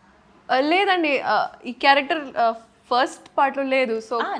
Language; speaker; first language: Telugu; non-native, local second language; Urdu